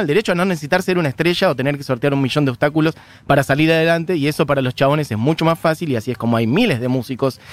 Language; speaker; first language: Spanish; native; Spanish